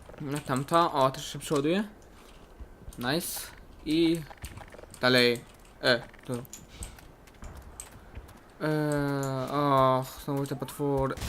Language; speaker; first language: Polish; native; Polish